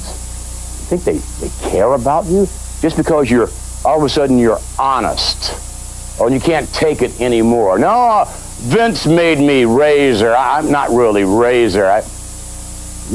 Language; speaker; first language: English; native; English